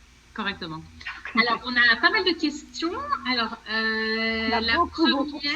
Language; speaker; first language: French; native; French